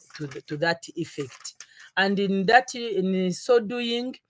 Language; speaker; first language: English; non-native, local second language; Ganda